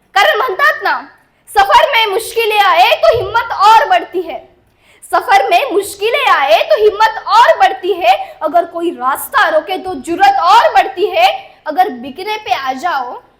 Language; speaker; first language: Hindi; non-native, local second language; Marathi